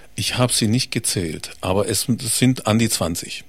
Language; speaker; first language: German; native; German